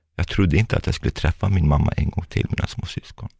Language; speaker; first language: Swedish; non-native, fluent; Turkish